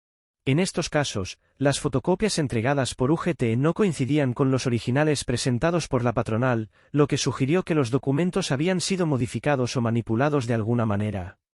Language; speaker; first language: Spanish; native; Spanish